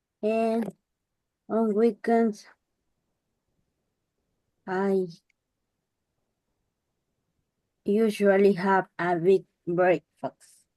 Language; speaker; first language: English; non-native, learner; Spanish